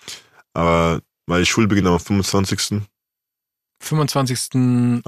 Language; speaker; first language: German; native; German